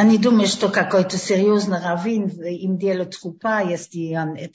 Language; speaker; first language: Russian; early bilingual, heritage; Hebrew